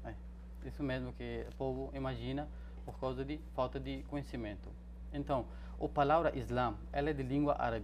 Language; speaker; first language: Portuguese; non-native, fluent; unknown